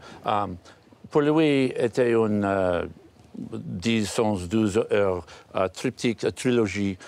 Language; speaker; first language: French; non-native, learner; English